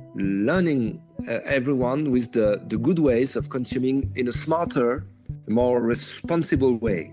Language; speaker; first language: English; non-native, fluent; French